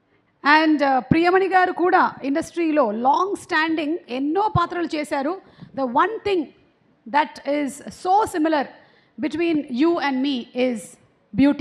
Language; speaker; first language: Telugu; native; Telugu